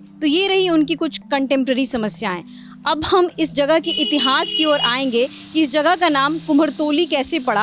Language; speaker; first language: Hindi; native; Hindi